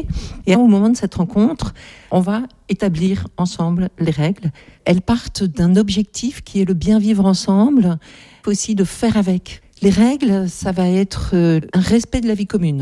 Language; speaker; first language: French; native; French